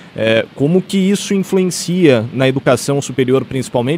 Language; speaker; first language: Portuguese; native; Portuguese